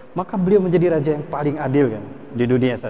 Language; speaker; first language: Indonesian; native; Indonesian